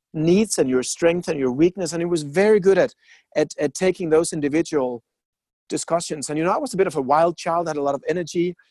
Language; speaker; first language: English; non-native, fluent; Danish